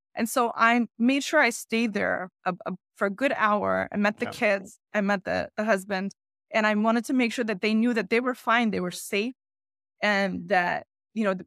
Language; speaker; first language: English; native; English